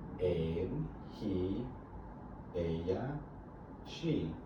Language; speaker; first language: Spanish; non-native, learner; English